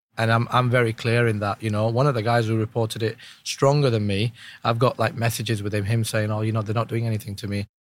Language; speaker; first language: English; early bilingual, other home language; Urdu